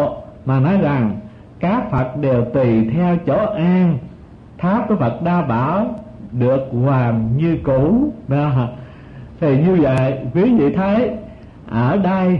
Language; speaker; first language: Vietnamese; native; Vietnamese